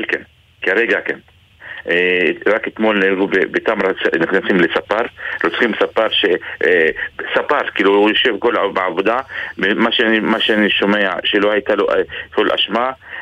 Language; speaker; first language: Hebrew; non-native, local second language; Arabic